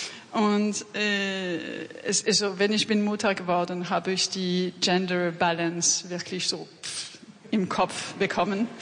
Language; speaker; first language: German; non-native, fluent; French